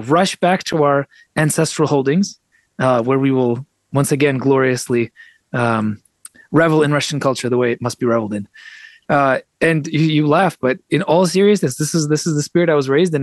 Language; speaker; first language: English; early bilingual, other home language; Russian